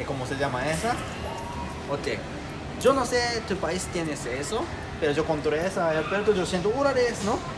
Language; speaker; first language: Spanish; non-native, learner; Japanese